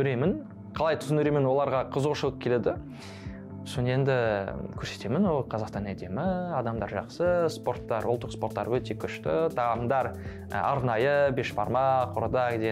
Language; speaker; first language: Kazakh; non-native, learner; French